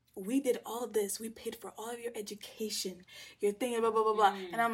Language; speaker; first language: English; non-native, local second language; Swahili